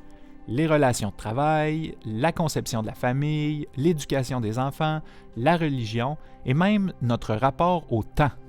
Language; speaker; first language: French; native; French